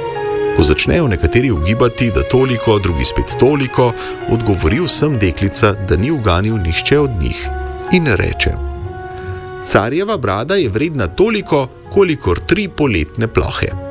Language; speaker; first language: Slovenian; native; Slovenian